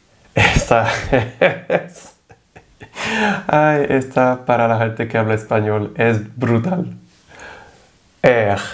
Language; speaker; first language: Spanish; non-native, fluent; French